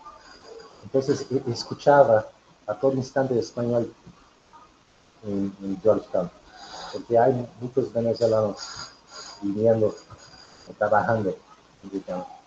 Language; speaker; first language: Spanish; non-native, learner; Portuguese